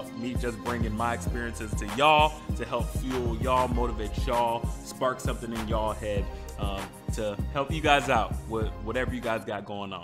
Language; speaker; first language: English; native; English